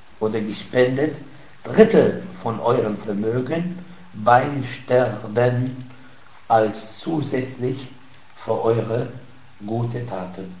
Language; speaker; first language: German; non-native, fluent; Arabic